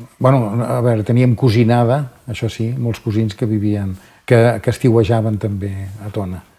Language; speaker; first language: Catalan; native; Catalan